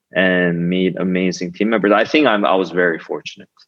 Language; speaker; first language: English; non-native, fluent; Korean